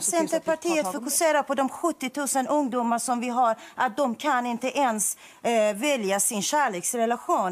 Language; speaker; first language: Swedish; non-native, fluent; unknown